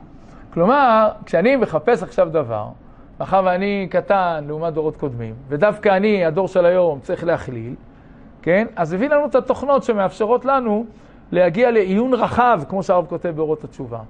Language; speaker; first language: Hebrew; native; Hebrew